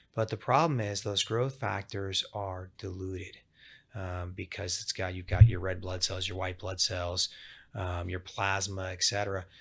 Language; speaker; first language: English; native; English